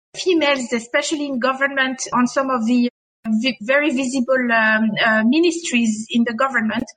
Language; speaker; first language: English; non-native, fluent; French